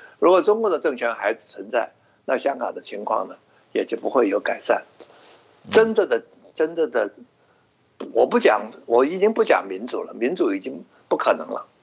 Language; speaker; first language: Chinese; non-native, local second language; Cantonese